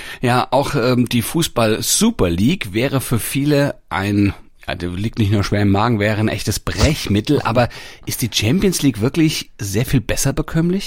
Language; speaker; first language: German; native; German